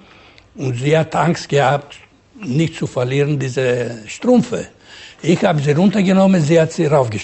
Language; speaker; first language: German; non-native, fluent; Ladino